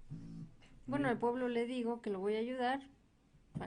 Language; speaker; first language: Spanish; native; Spanish